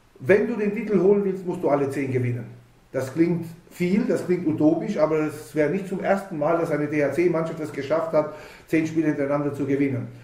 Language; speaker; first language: German; native; German